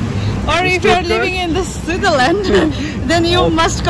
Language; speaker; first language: English; non-native, local second language; Bangla